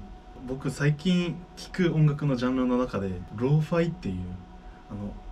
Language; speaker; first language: Japanese; non-native, fluent; Korean